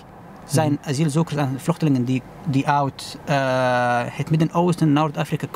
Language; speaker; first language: Dutch; non-native, fluent; Arabic